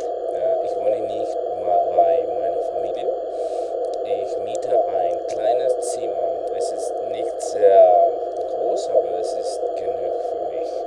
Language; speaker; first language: German; non-native, learner; Spanish